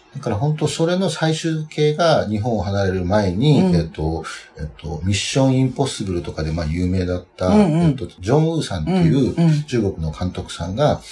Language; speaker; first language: Japanese; native; Japanese